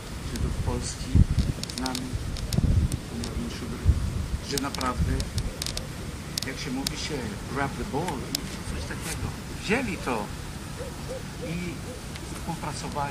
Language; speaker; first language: Polish; non-native, fluent; Hebrew